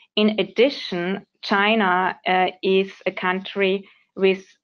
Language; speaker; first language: English; non-native, fluent; German